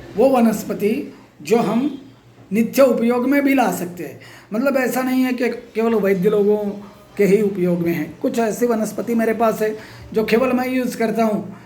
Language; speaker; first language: Hindi; non-native, local second language; Marathi